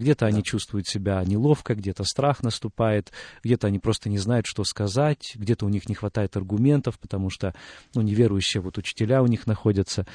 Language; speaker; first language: Russian; native; Russian